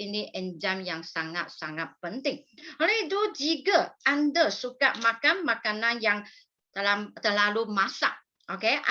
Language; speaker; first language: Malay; non-native, local second language; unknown